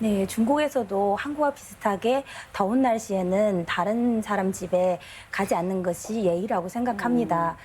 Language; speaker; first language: Korean; non-native, fluent; Chinese